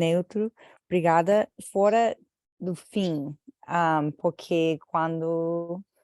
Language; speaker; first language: Portuguese; non-native, fluent; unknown